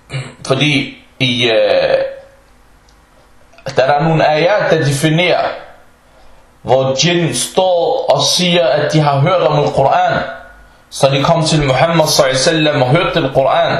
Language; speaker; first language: Danish; early bilingual, other home language; Arabic